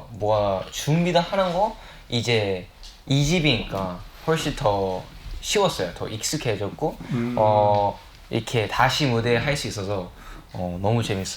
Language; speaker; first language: Korean; early bilingual, heritage; English